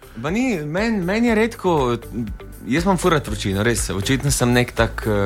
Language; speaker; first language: Slovenian; native; Slovenian